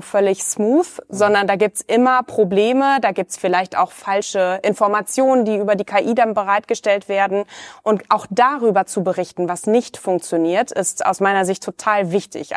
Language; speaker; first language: German; native; German